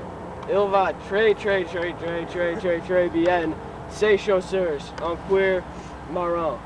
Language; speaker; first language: French; non-native, learner; English